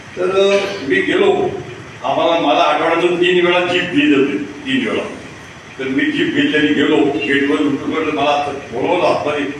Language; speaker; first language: Marathi; native; Marathi